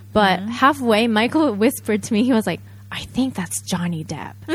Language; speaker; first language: English; non-native, fluent; Japanese